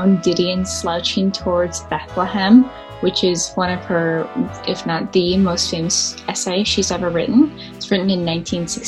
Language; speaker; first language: English; native; English